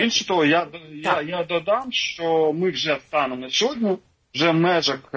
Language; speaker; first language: Ukrainian; native; Ukrainian